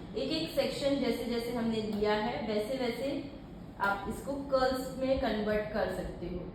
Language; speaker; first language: Hindi; native; Hindi